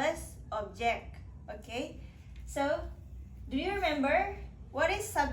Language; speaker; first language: English; non-native, learner; Indonesian